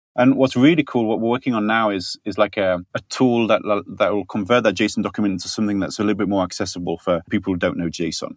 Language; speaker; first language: English; native; English